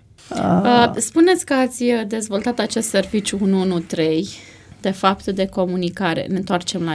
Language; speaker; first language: Romanian; native; Romanian